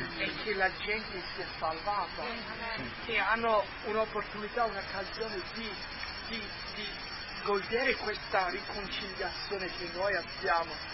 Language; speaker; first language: Italian; non-native, fluent; English